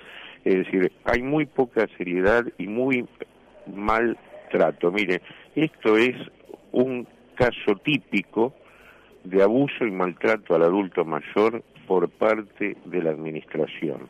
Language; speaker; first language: Spanish; native; Spanish